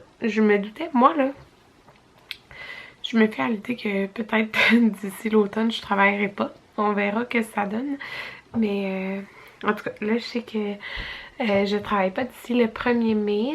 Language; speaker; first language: French; native; French